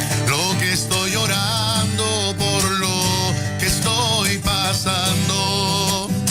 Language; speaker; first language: Spanish; native; Spanish